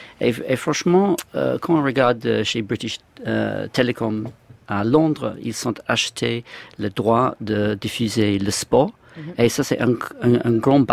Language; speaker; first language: French; non-native, fluent; English